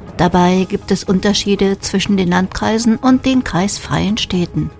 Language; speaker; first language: German; native; German